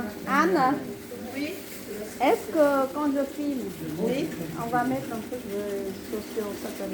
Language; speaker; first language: French; non-native, fluent; Vietnamese